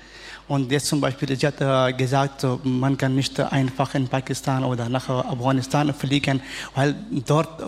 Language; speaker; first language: German; non-native, learner; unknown